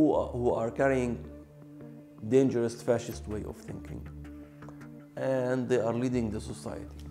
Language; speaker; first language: English; non-native, local second language; Arabic